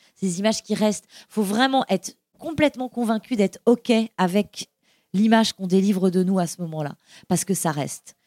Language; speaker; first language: French; native; French